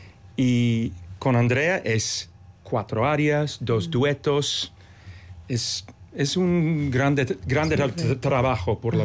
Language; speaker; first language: Spanish; non-native, learner; English